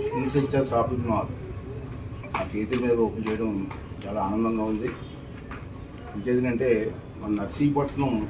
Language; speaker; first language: Telugu; native; Telugu